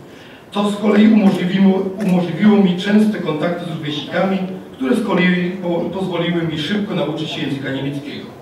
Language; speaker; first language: Polish; native; Polish